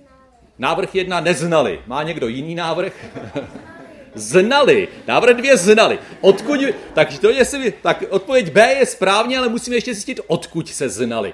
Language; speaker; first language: Czech; native; Czech